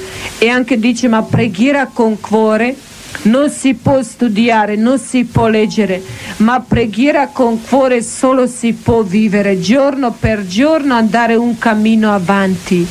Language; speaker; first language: Italian; non-native, learner; Croatian